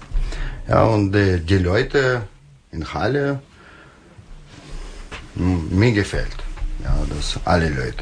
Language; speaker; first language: German; non-native, learner; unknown